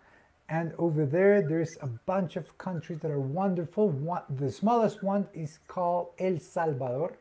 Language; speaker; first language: English; non-native, fluent; Spanish